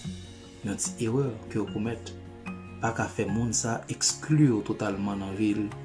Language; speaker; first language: French; non-native, local second language; Haitian Creole